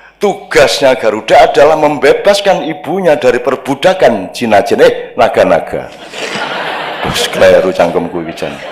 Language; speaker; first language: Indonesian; non-native, local second language; Javanese